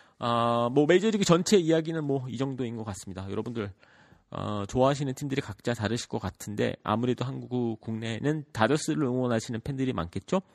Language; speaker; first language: Korean; early bilingual, heritage; Korean